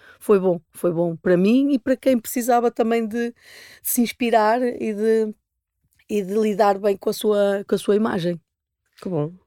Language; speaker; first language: Portuguese; native; Portuguese